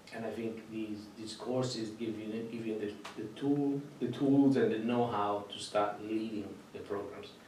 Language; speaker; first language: English; non-native, fluent; Italian